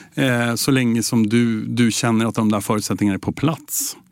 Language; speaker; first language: Swedish; native; Swedish